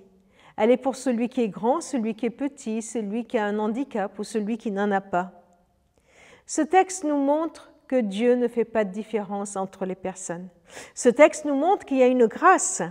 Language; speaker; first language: French; native; French